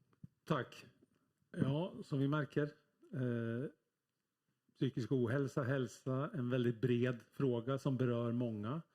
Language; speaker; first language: Swedish; native; Swedish